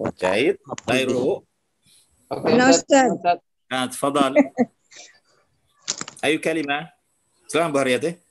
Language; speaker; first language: Arabic; non-native, fluent; Indonesian